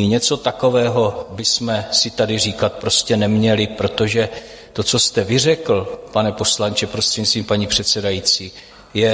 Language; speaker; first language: Czech; native; Czech